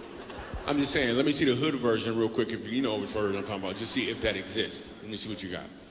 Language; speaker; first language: English; native; English